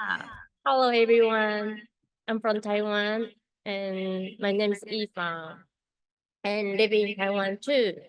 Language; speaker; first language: English; non-native, learner; Chinese